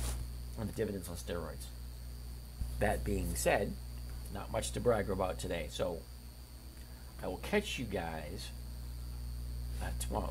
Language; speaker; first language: English; native; English